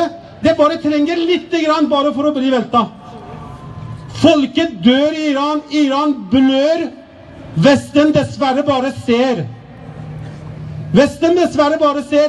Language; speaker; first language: Norwegian; non-native, fluent; Persian